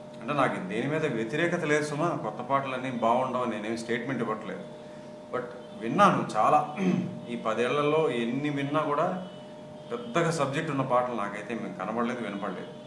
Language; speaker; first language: Telugu; non-native, local second language; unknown